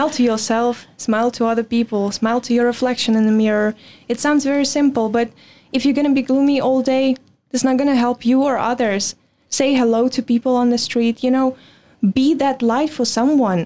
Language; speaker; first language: English; non-native, fluent; Russian